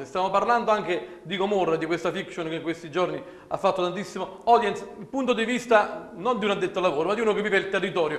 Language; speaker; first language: Italian; native; Italian